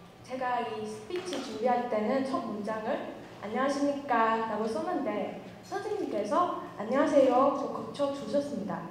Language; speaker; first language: Korean; non-native, fluent; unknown